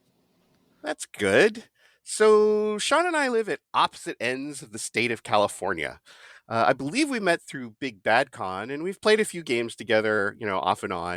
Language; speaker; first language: English; native; English